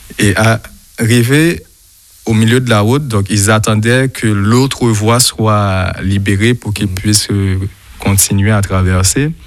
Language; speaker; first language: French; non-native, local second language; Haitian Creole